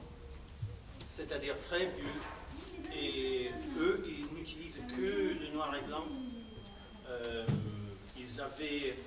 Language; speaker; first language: French; non-native, fluent; English